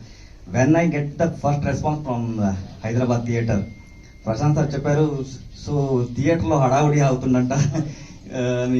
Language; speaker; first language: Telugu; non-native, learner; Kannada